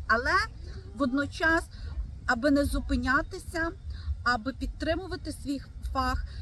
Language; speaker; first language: Ukrainian; native; Ukrainian